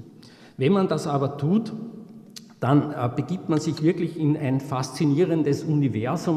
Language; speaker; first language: German; native; German